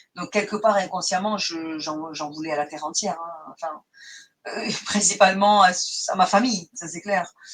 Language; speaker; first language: French; non-native, fluent; Portuguese